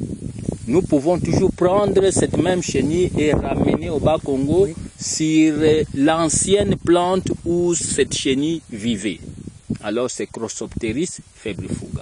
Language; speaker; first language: French; non-native, local second language; Kongo